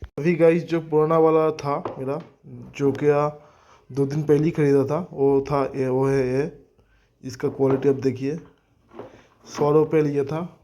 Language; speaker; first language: Hindi; non-native, local second language; Bangla